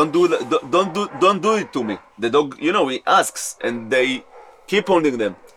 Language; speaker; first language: English; non-native, fluent; Hebrew